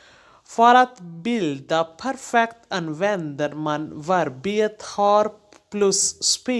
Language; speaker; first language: Swedish; non-native, fluent; Hindi